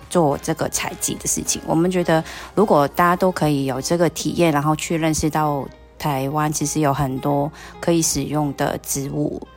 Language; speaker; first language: Chinese; non-native, fluent; Cantonese